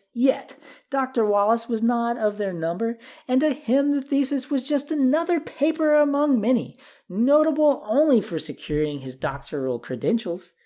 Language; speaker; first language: English; native; English